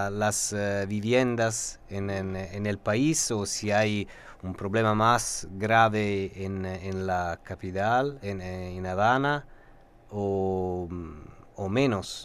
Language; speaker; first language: Spanish; non-native, learner; Italian